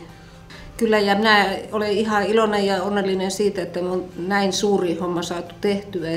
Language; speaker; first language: Finnish; native; Finnish